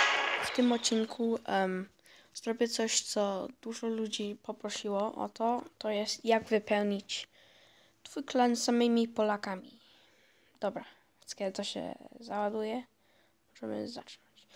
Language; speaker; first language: Polish; early bilingual, heritage; Polish